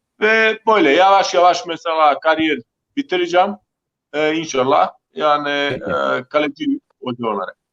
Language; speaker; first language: Turkish; non-native, learner; Croatian